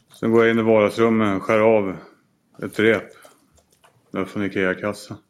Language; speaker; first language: Swedish; native; Swedish